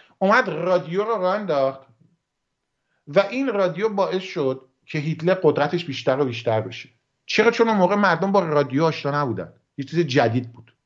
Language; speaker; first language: Persian; native; Persian